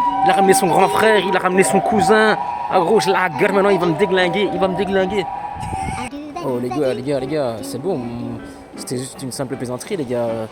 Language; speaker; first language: French; native; French